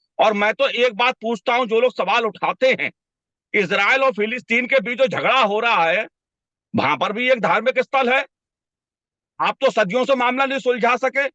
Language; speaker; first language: Hindi; native; Hindi